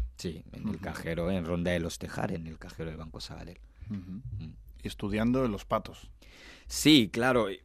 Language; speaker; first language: Spanish; non-native, fluent; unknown